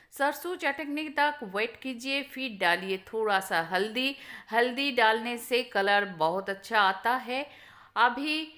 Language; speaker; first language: Hindi; non-native, local second language; Bangla